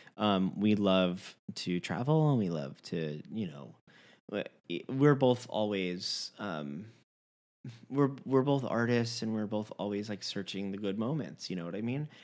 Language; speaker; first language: English; native; English